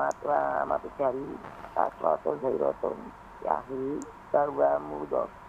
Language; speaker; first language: Arabic; non-native, learner; Indonesian